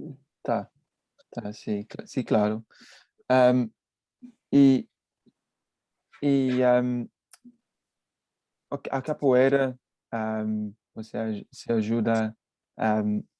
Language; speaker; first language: Portuguese; non-native, learner; English